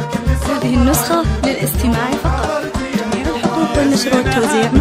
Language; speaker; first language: Arabic; native; Arabic